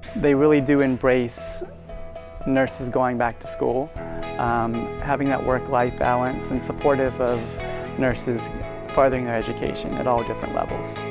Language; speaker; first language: English; native; English